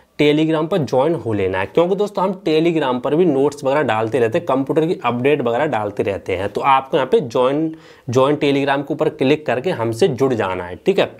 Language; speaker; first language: Hindi; native; Hindi